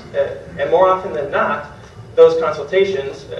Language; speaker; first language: English; native; English